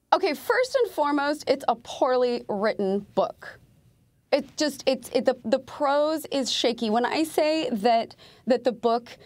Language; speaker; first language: English; native; English